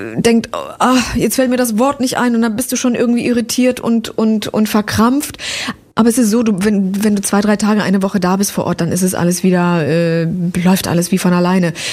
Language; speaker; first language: German; early bilingual, other home language; Polish